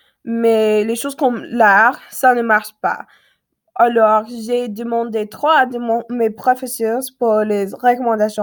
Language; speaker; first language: French; non-native, learner; English